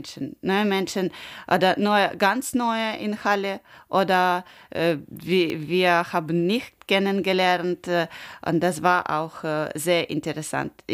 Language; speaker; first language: German; non-native, learner; Ukrainian